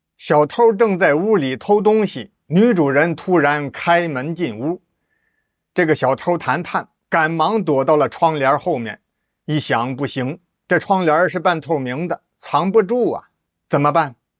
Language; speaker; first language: Chinese; native; Chinese